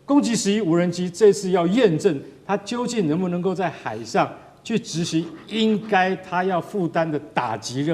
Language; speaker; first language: Chinese; native; Chinese